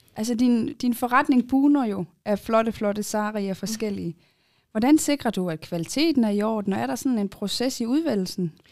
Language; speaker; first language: Danish; native; Danish